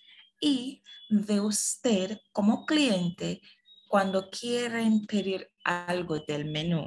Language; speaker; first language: Spanish; non-native, fluent; English